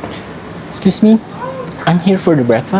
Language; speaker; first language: English; non-native, local second language; Filipino